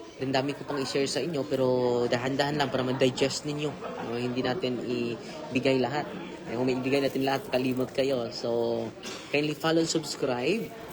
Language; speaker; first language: Filipino; native; Filipino